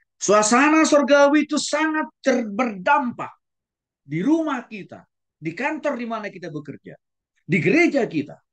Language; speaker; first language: Indonesian; non-native, local second language; Batak Toba